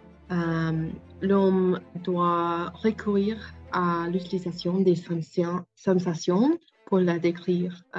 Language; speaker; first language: French; non-native, learner; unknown